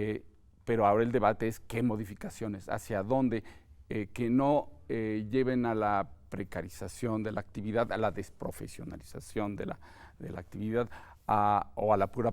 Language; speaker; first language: Spanish; native; Spanish